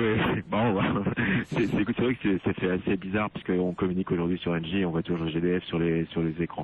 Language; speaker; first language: French; native; French